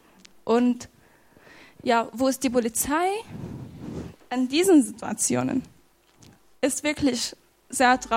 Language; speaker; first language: German; non-native, fluent; Arabic